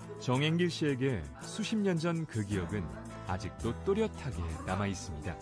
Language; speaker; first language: Korean; native; Korean